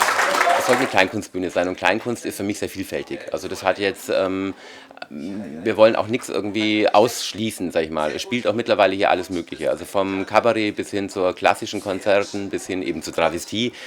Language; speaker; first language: German; native; German